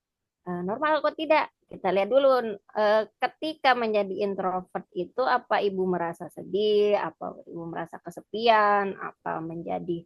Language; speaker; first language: Indonesian; native; Indonesian